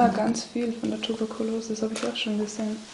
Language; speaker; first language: German; native; German